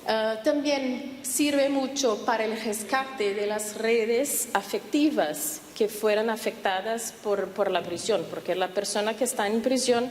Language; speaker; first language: Spanish; non-native, fluent; Portuguese